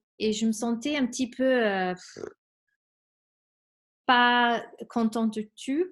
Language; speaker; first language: French; non-native, fluent; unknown